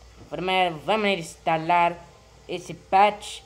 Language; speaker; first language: Spanish; non-native, learner; Portuguese